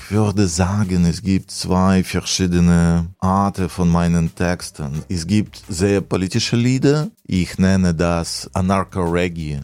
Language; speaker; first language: German; non-native, fluent; Russian